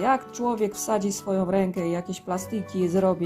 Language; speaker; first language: Polish; native; Polish